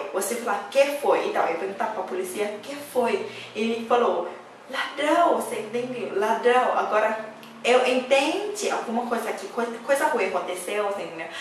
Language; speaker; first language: Portuguese; non-native, learner; Thai